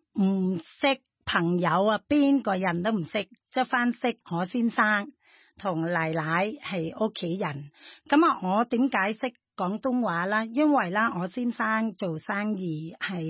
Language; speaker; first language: Chinese; non-native, fluent; Thai